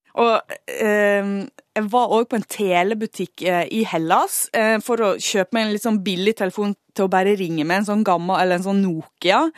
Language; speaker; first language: Norwegian; native; Norwegian